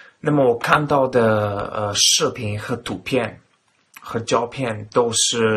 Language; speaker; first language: Chinese; non-native, fluent; Italian